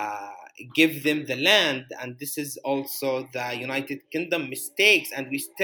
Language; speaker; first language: English; non-native, fluent; Arabic